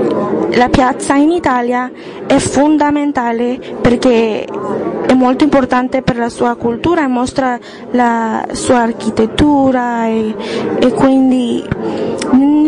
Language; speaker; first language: Italian; non-native, learner; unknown